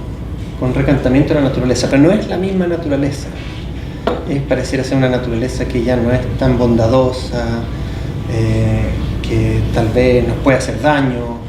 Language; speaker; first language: Spanish; native; Spanish